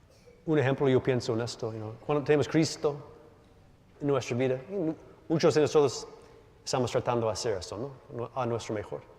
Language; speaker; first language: Spanish; non-native, learner; English